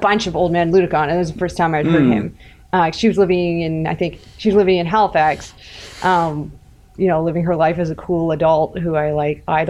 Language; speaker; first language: English; native; English